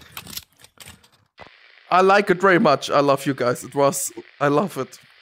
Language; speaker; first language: English; non-native, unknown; German